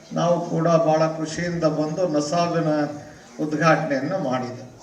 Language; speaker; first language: Kannada; non-native, local second language; Lambadi